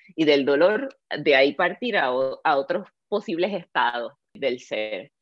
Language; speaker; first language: Spanish; native; Spanish